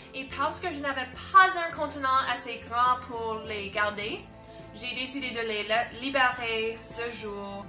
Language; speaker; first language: French; non-native, fluent; English